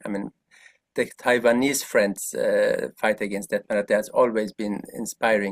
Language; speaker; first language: English; non-native, fluent; Persian